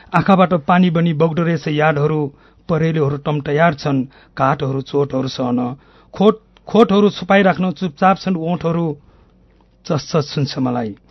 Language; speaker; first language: Nepali; non-native, local second language; Newari